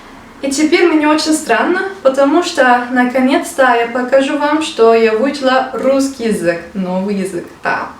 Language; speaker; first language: Russian; non-native, learner; Turkish